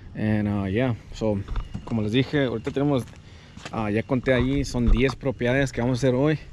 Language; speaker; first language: Spanish; early bilingual, heritage; Spanish